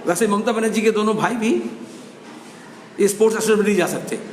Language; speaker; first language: Hindi; non-native, local second language; Bangla